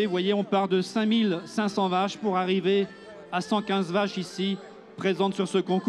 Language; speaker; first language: French; native; French